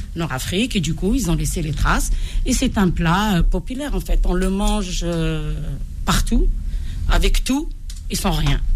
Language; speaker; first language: French; non-native, local second language; Arabic